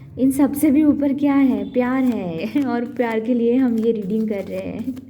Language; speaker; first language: Hindi; non-native, local second language; Marathi